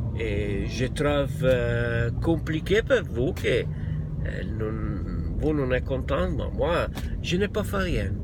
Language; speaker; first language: French; non-native, learner; Italian